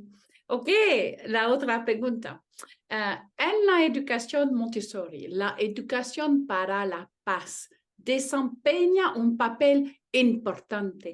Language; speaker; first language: Spanish; non-native, learner; French